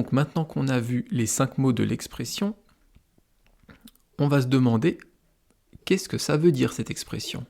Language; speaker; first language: French; native; French